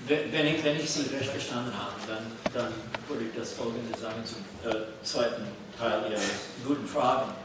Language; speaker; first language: German; non-native, fluent; English